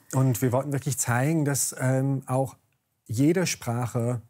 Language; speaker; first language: German; non-native, fluent; English